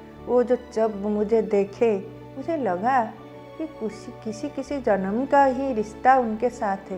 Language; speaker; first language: Hindi; non-native, local second language; Odia